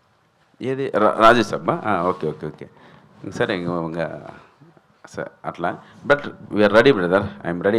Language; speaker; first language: Telugu; native; Telugu